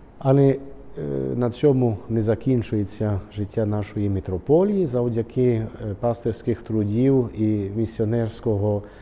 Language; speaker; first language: Ukrainian; early bilingual, heritage; Ukrainian